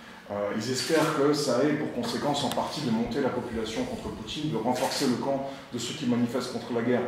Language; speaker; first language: French; native; French